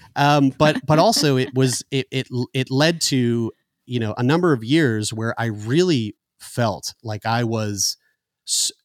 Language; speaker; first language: English; native; English